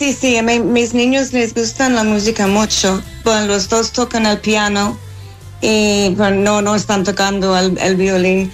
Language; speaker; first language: Spanish; non-native, fluent; English